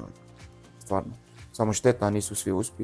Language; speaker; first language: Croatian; non-native, learner; Arabic